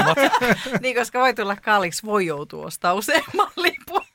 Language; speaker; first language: Finnish; native; Finnish